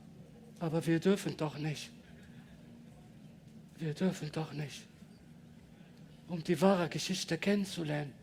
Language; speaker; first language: German; non-native, learner; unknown